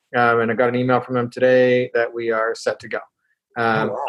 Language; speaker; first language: English; native; English